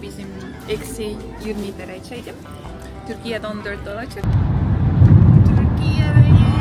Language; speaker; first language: Turkish; non-native, learner; Estonian